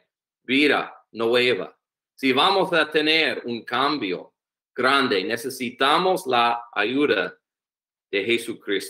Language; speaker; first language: Spanish; non-native, learner; English